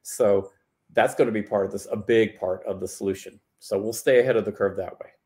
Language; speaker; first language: English; native; English